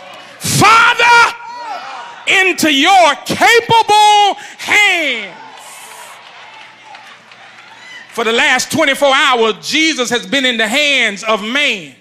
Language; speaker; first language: English; native; English